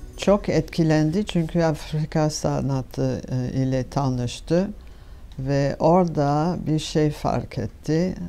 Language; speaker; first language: Turkish; non-native, fluent; French